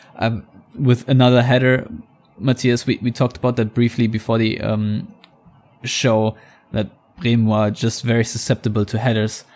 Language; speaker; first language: English; non-native, fluent; German